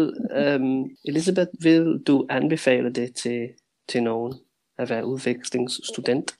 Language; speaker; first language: Danish; early bilingual, heritage; Danish